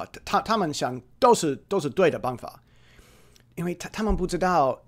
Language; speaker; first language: Chinese; non-native, fluent; English